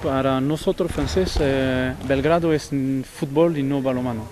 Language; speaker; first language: Spanish; non-native, fluent; French